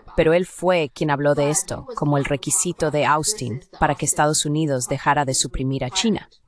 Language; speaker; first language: Spanish; non-native, fluent; Chinese